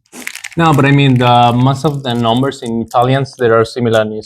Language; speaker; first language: English; non-native, learner; Spanish